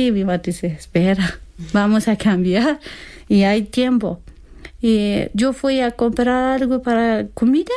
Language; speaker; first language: Spanish; non-native, learner; Persian